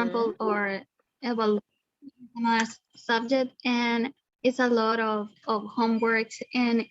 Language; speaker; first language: English; non-native, learner; Spanish